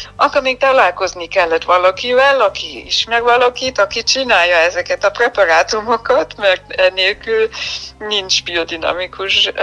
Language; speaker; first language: Hungarian; non-native, fluent; German